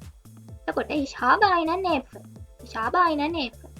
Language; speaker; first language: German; non-native, learner; Sinhala